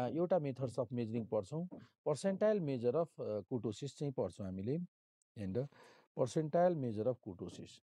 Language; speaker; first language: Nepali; non-native, local second language; Maithili